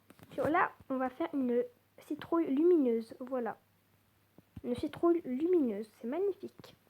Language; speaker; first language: French; native; French